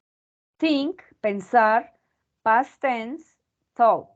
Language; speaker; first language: English; non-native, learner; Spanish